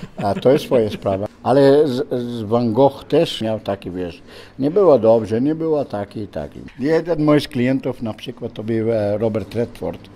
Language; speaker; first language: Polish; non-native, learner; Dutch